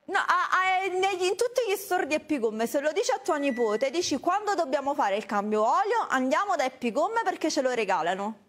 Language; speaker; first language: Italian; native; Italian